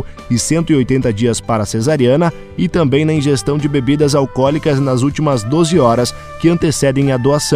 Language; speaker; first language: Portuguese; native; Portuguese